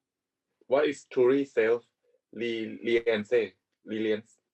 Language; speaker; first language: English; non-native, learner; Thai